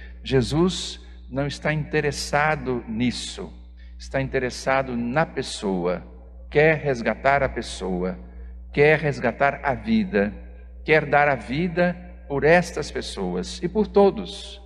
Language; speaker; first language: Portuguese; native; Portuguese